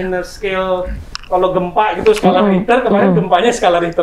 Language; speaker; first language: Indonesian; native; Indonesian